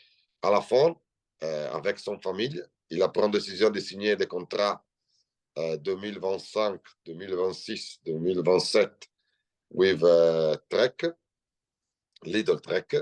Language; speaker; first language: French; non-native, learner; Italian